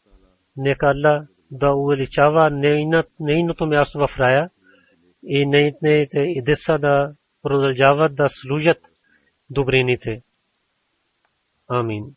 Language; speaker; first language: Bulgarian; non-native, learner; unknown